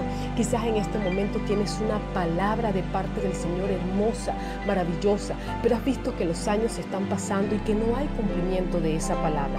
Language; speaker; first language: Spanish; native; Spanish